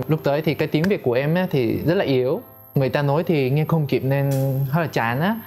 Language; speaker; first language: Vietnamese; non-native, fluent; Korean